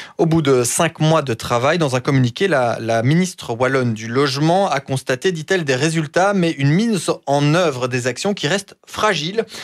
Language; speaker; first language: French; native; French